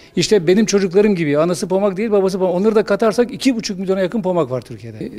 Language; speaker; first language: Turkish; non-native, local second language; Bulgarian